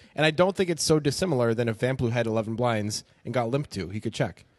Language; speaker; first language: English; native; English